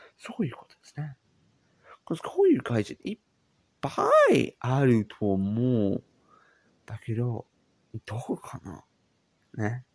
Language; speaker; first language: Japanese; non-native, learner; English